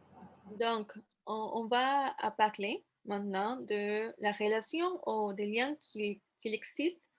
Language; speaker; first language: French; non-native, fluent; Spanish